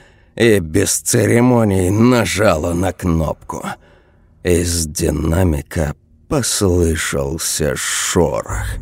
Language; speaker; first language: Russian; native; Russian